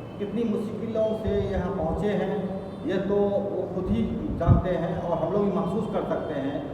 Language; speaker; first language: Hindi; native; Hindi